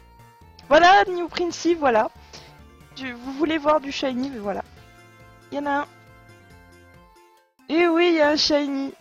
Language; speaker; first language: French; native; French